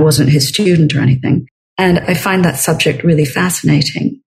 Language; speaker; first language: English; native; English